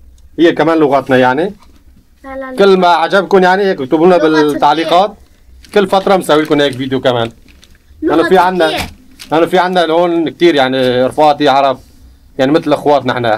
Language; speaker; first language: Arabic; non-native, local second language; Kurdish